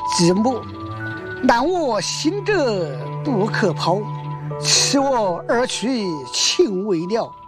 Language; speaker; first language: Chinese; native; Chinese